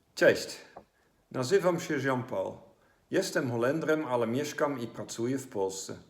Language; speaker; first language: Polish; non-native, fluent; Dutch